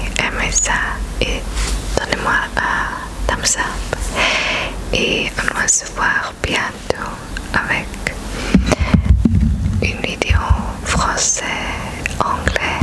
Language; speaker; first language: French; non-native, fluent; German